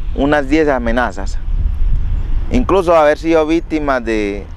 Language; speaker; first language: Spanish; native; Spanish